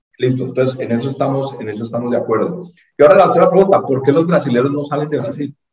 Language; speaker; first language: Spanish; native; Spanish